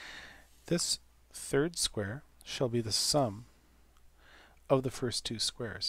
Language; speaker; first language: English; native; English